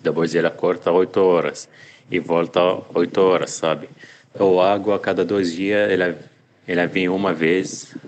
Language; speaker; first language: Portuguese; non-native, learner; Arabic